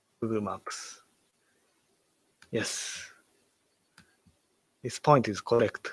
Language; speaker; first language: English; non-native, learner; Japanese